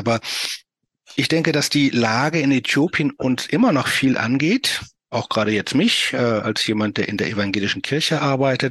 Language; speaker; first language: German; native; German